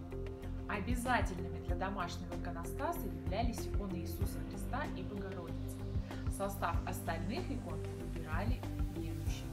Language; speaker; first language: Russian; native; Russian